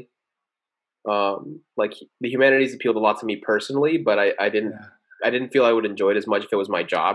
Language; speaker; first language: English; early bilingual, other home language; Spanish